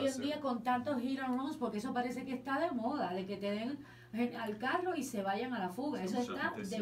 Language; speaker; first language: Spanish; native; Spanish